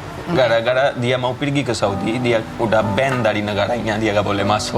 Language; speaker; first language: Indonesian; non-native, fluent; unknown